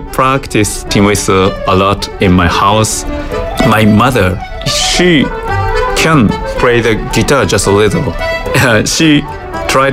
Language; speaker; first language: English; non-native, fluent; Japanese